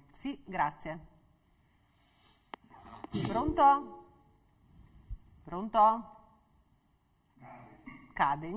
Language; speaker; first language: Italian; native; Italian